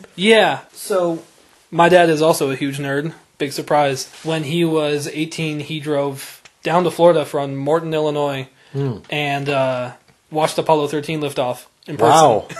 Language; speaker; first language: English; native; English